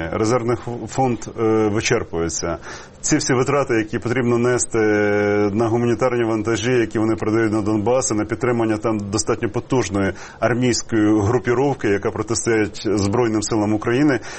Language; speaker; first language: Ukrainian; native; Ukrainian